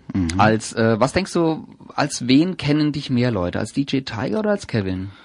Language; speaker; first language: German; native; German